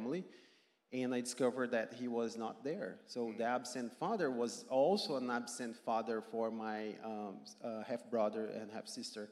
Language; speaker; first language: English; non-native, fluent; Portuguese